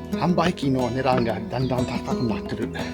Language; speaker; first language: Japanese; non-native, fluent; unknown